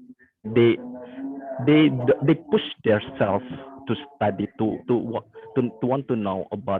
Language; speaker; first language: English; non-native, learner; Indonesian